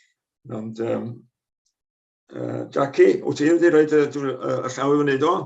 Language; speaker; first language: Welsh; native; Welsh